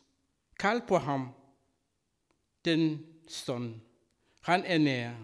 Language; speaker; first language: Danish; non-native, fluent; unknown